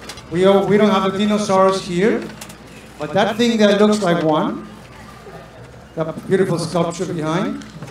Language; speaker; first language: English; non-native, fluent; Spanish